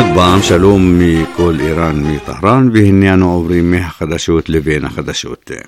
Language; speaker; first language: Hebrew; non-native, fluent; Persian